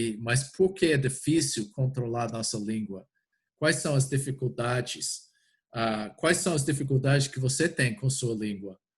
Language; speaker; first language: Portuguese; non-native, fluent; English